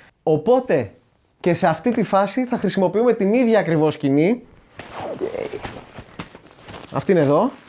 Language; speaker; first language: Greek; native; Greek